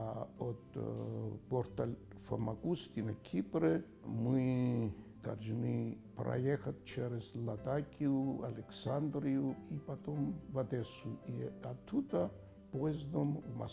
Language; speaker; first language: Russian; non-native, fluent; Greek